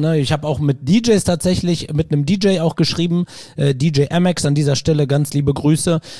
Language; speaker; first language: German; early bilingual, other home language; Arabic